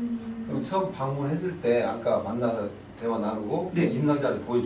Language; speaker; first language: Korean; native; Korean